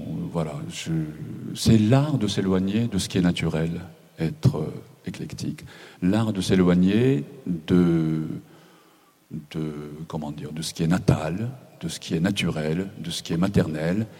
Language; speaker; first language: French; non-native, fluent; Japanese